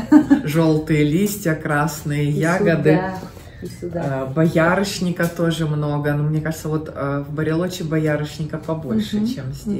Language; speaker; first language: Russian; native; Russian